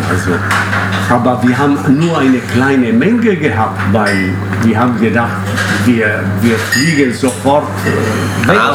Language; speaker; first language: German; non-native, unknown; Italian